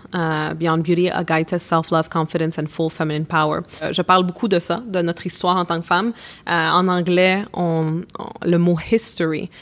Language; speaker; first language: French; native; French